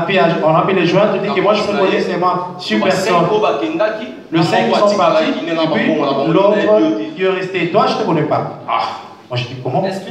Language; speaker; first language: French; non-native, local second language; Lingala